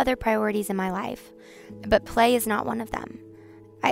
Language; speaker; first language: English; native; English